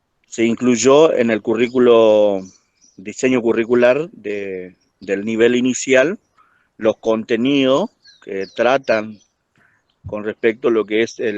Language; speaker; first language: Spanish; non-native, local second language; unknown